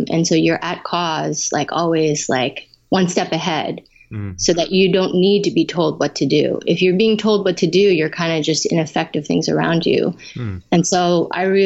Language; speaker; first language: English; native; English